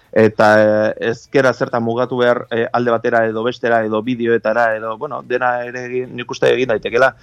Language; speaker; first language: Basque; native; Basque